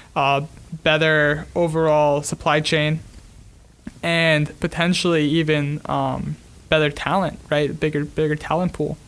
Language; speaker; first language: English; native; English